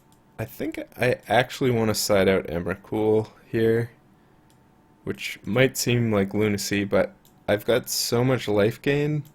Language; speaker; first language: English; native; English